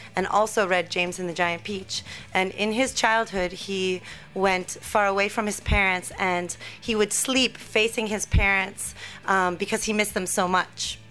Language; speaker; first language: English; native; English